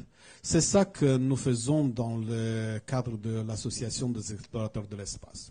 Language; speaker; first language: French; non-native, fluent; Romanian